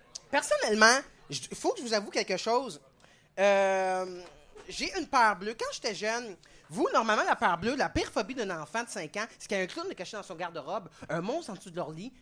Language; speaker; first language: French; native; French